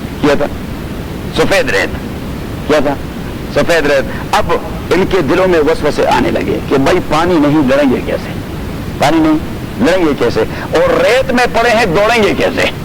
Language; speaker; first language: Urdu; non-native, local second language; Pashto